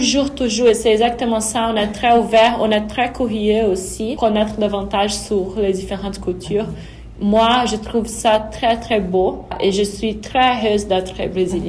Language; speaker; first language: French; non-native, fluent; Portuguese